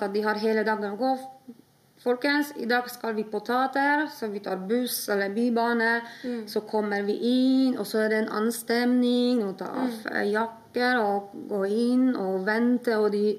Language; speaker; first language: Norwegian; non-native, fluent; Polish